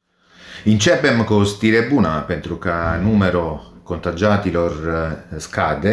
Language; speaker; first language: Romanian; non-native, learner; Italian